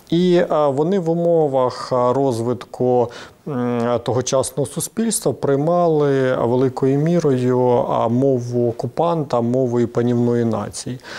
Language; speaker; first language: Ukrainian; native; Ukrainian